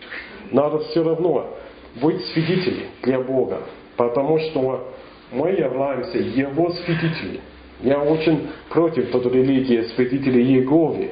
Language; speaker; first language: Russian; non-native, fluent; English